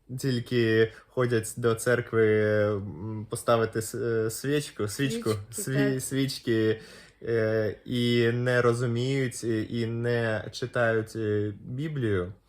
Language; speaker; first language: Ukrainian; non-native, local second language; Russian